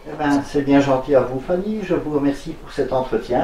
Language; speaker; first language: French; native; French